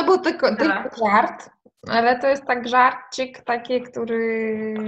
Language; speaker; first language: Polish; non-native, fluent; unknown